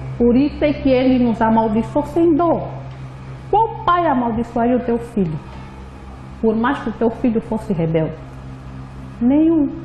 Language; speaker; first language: Portuguese; native; Portuguese